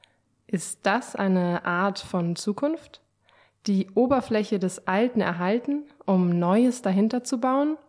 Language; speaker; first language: German; native; German